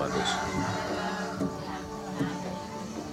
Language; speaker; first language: Indonesian; non-native, learner; English